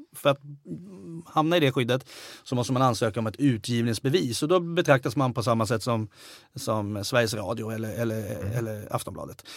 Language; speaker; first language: Swedish; native; Swedish